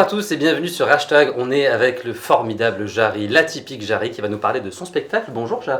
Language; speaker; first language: French; native; French